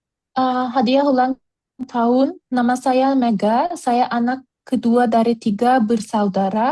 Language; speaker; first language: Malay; non-native, learner; Turkish